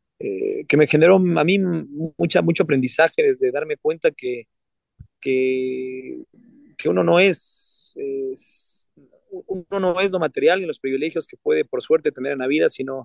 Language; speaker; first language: Spanish; native; Spanish